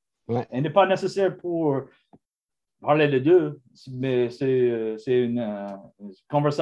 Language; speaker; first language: French; non-native, learner; English